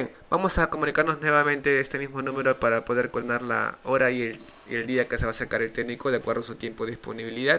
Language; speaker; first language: Spanish; native; Spanish